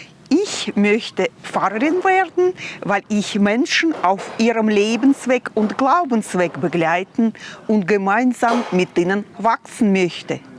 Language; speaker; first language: German; non-native, fluent; Russian